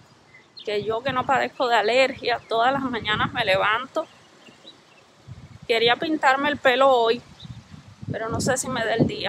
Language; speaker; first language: Spanish; native; Spanish